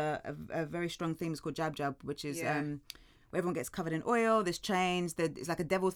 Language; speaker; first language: English; native; English